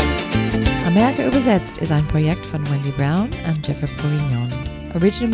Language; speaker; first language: German; non-native, fluent; English